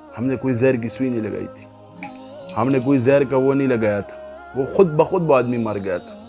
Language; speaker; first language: Urdu; non-native, local second language; Pashto